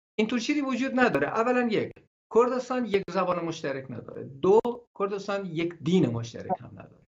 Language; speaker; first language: Persian; non-native, local second language; Gurani